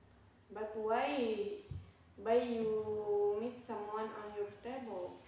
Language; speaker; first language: English; non-native, learner; Indonesian